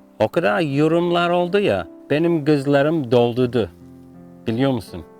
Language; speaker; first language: Turkish; non-native, learner; English